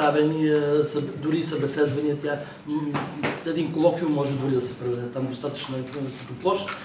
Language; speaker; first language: Bulgarian; native; Bulgarian